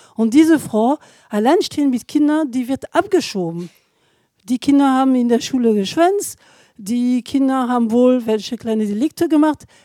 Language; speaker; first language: German; non-native, fluent; French